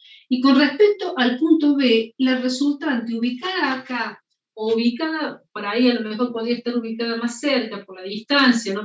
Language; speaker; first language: Spanish; native; Spanish